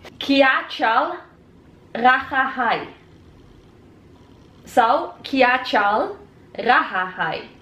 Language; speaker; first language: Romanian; non-native, learner; Dutch